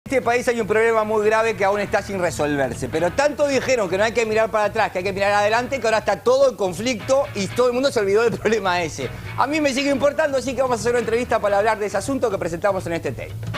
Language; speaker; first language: Spanish; native; Spanish